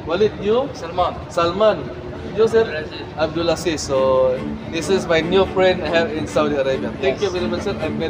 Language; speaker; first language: English; non-native, learner; Filipino